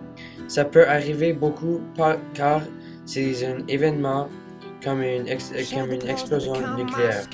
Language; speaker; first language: French; non-native, learner; English